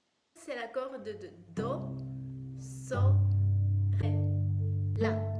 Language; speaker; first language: French; non-native, fluent; Japanese